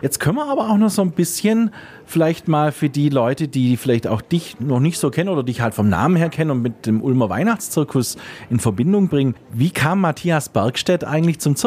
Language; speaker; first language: German; native; German